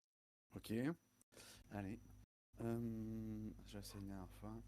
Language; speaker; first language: French; native; French